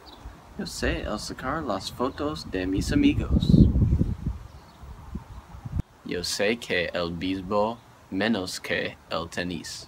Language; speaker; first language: Spanish; non-native, learner; English